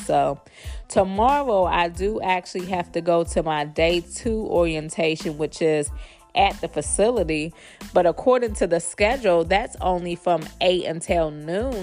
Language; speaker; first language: English; native; English